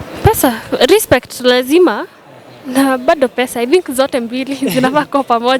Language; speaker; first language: Swahili; non-native, local second language; Kikuyu